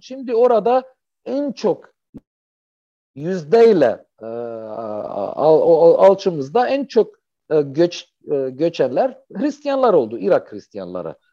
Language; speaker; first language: Turkish; non-native, fluent; Arabic